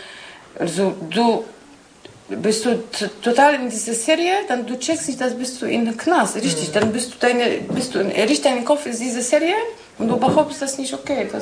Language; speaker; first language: German; non-native, learner; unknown